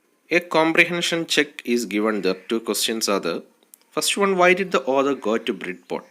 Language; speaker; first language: English; non-native, local second language; Malayalam